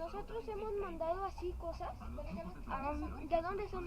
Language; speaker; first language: Spanish; native; Spanish